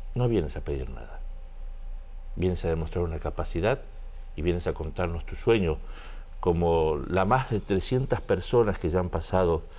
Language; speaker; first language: Spanish; native; Spanish